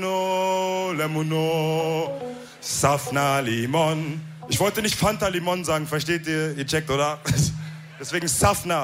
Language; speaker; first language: German; early bilingual, other home language; Wolof